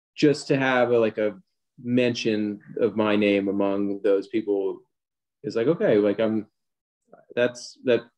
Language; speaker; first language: English; native; English